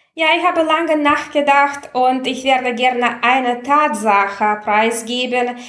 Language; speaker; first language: German; non-native, fluent; Russian